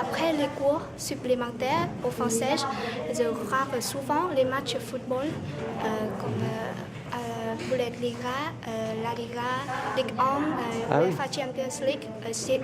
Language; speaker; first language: French; non-native, learner; Vietnamese